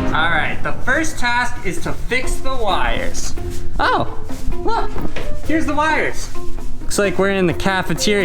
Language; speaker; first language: English; native; English